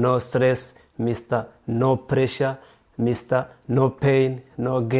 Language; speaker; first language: English; non-native, local second language; Rundi